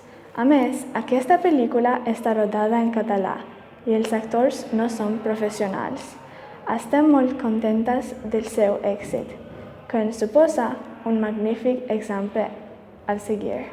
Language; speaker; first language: Catalan; non-native, learner; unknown